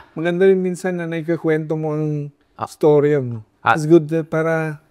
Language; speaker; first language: Filipino; non-native, local second language; Iloko